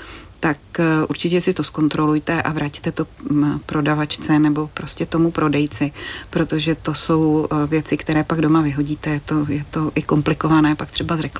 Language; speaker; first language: Czech; native; Czech